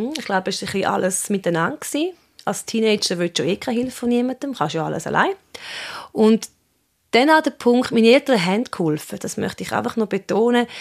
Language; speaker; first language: German; early bilingual, other home language; Swiss German